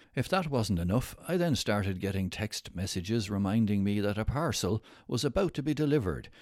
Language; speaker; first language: English; native; English